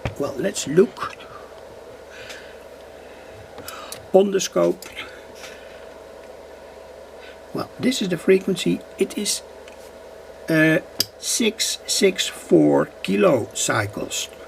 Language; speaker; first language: English; non-native, fluent; Dutch